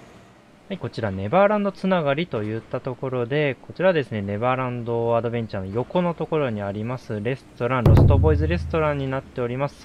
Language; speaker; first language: Japanese; native; Japanese